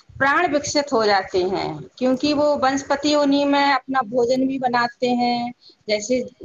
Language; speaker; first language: Hindi; native; Hindi